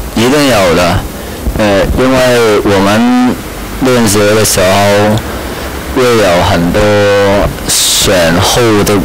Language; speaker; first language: Chinese; non-native, local second language; Cantonese